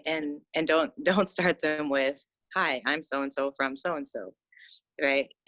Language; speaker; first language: English; native; English